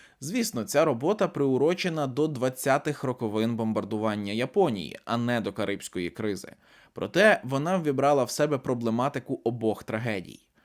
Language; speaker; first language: Ukrainian; native; Ukrainian